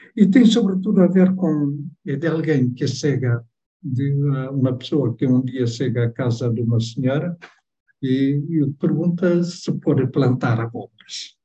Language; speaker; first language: Portuguese; non-native, local second language; Tetum